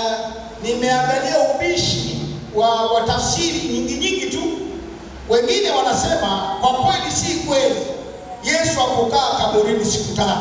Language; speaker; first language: Swahili; native; Swahili